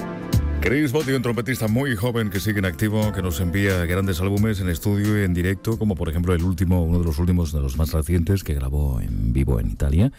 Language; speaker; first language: Spanish; native; Spanish